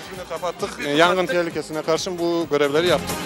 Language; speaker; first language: Turkish; native; Turkish